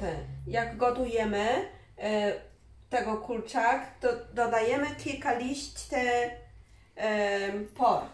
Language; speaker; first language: Polish; non-native, learner; Chinese